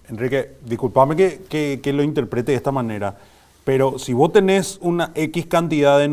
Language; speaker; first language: Spanish; native; Spanish